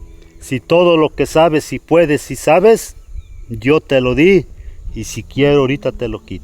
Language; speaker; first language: Spanish; native; Spanish